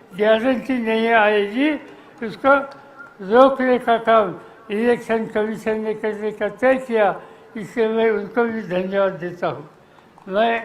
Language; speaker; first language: Hindi; non-native, local second language; Marathi